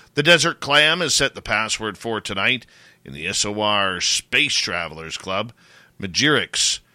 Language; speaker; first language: English; native; English